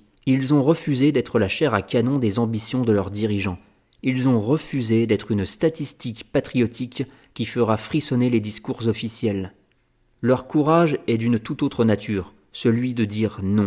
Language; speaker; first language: French; native; French